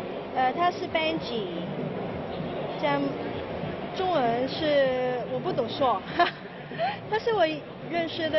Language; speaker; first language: Chinese; non-native, local second language; Cantonese